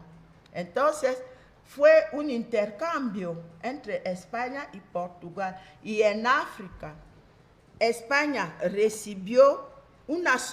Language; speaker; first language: Spanish; non-native, fluent; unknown